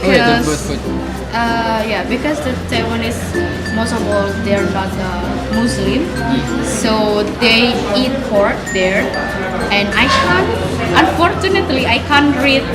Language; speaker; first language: English; non-native, fluent; Indonesian